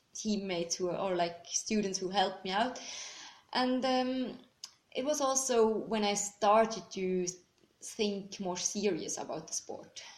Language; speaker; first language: English; non-native, fluent; Swiss German